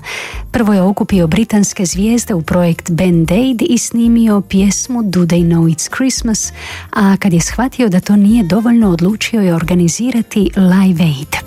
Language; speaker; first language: Bosnian; native; Bosnian